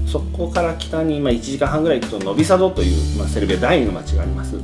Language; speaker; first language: Japanese; native; Japanese